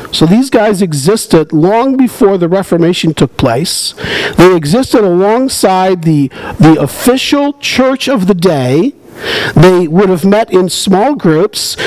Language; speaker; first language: English; native; English